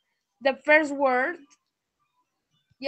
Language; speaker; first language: English; non-native, learner; Spanish